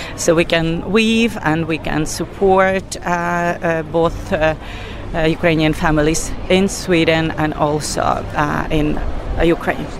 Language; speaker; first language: English; non-native, fluent; Belarusian